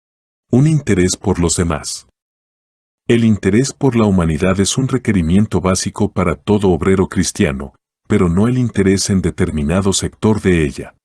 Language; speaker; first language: Spanish; native; Spanish